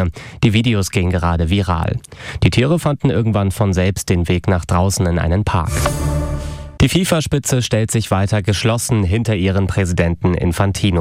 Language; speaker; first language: German; native; German